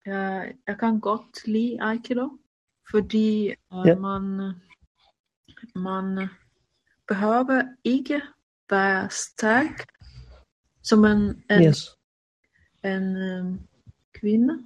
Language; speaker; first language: Danish; non-native, learner; Swedish